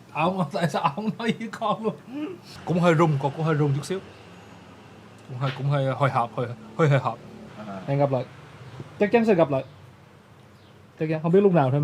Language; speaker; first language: Vietnamese; early bilingual, heritage; Vietnamese